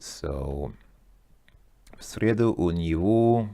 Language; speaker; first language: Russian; non-native, learner; English